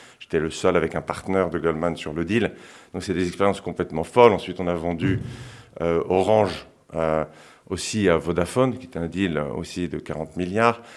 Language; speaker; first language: French; early bilingual, other home language; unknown